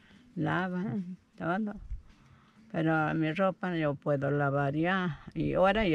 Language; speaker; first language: Spanish; non-native, local second language; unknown